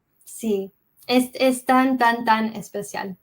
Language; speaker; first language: Spanish; early bilingual, heritage; English